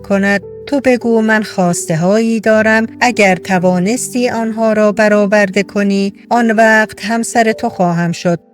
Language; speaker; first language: Persian; native; Persian